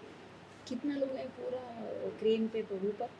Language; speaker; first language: Hindi; non-native, local second language; Telugu